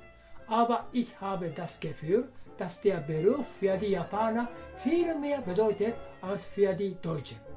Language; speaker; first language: German; non-native, fluent; Japanese